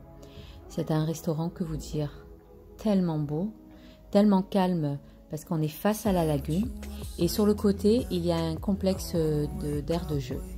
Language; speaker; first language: French; non-native, local second language; Arabic